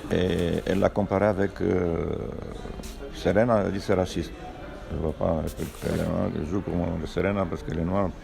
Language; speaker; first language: French; non-native, fluent; Romanian